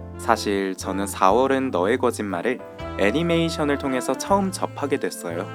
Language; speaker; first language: Korean; native; Korean